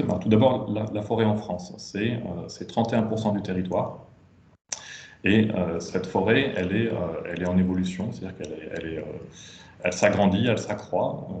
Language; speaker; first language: French; native; French